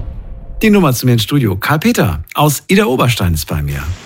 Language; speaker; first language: German; native; German